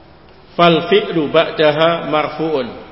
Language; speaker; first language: Arabic; non-native, learner; Indonesian